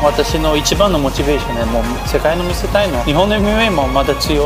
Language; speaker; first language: Japanese; non-native, learner; Portuguese